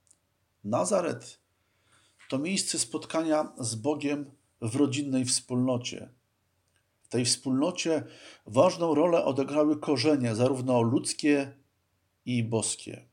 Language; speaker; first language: Polish; native; Polish